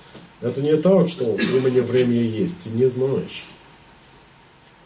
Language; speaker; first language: Russian; non-native, fluent; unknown